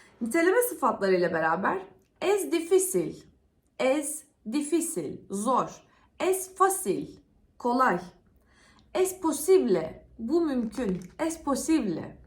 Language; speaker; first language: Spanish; non-native, fluent; Turkish